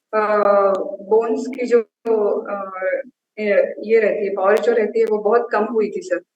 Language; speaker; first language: Hindi; non-native, local second language; Marathi